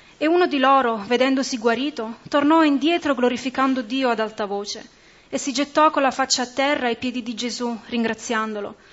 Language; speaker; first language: Italian; native; Italian